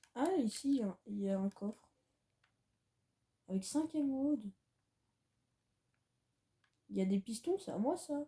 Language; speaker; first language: French; native; French